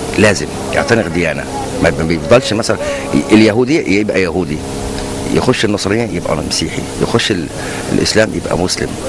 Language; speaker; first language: Egyptian Arabic; non-native, local second language; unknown